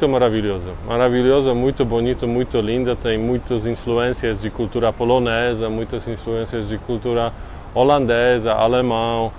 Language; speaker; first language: Portuguese; non-native, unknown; Polish